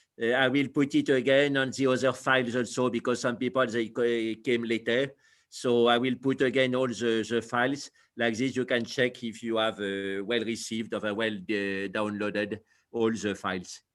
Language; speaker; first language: English; non-native, fluent; French